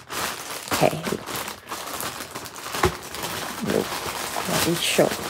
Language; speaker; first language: English; non-native, learner; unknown